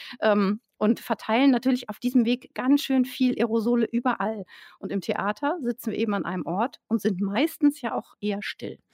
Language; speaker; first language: German; native; German